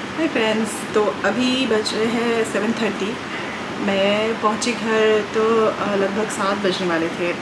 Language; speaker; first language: Hindi; non-native, local second language; Assamese